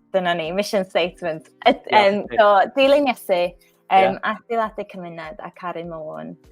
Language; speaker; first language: Welsh; non-native, local second language; English